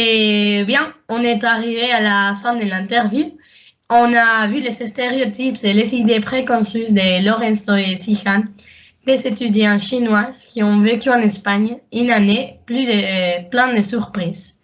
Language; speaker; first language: French; non-native, learner; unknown